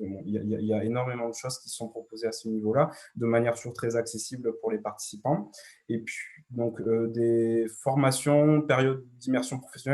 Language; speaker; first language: French; native; French